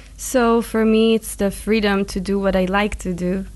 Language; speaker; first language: English; non-native, fluent; Hebrew